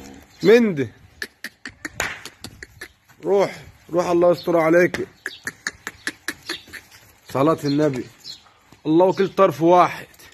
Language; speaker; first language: Arabic; native; Arabic